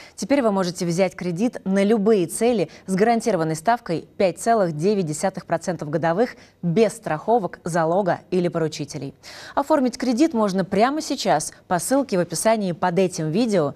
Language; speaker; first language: Russian; native; Russian